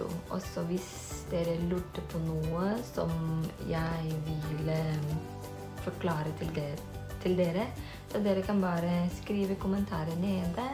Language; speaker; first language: Norwegian; non-native, fluent; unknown